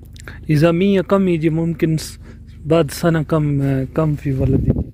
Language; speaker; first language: Arabic; non-native, learner; Urdu